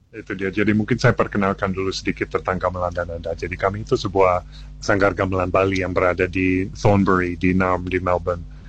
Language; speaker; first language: Indonesian; non-native, fluent; English